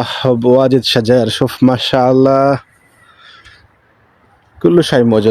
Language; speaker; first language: Arabic; non-native, learner; Bangla